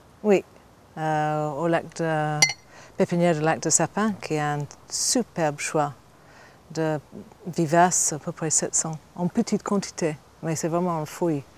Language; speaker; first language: French; non-native, fluent; English